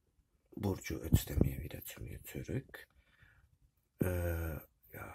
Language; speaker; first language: German; early bilingual, other home language; Turkish